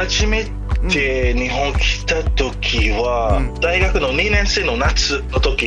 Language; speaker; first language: Japanese; non-native, fluent; English